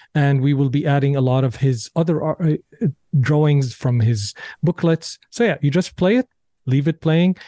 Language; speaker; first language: English; non-native, fluent; Arabic